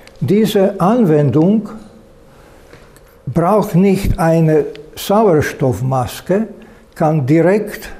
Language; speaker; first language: German; non-native, fluent; Slovak